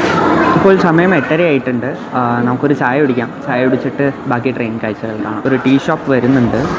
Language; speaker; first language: Malayalam; native; Malayalam